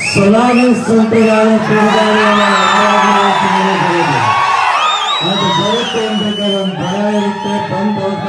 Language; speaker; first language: Telugu; non-native, learner; Kannada